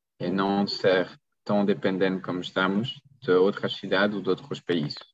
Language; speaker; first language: Portuguese; non-native, fluent; French